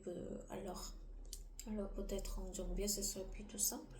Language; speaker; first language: French; non-native, learner; Korean